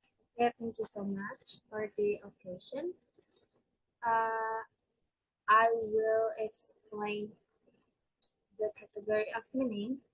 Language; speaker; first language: English; non-native, learner; Indonesian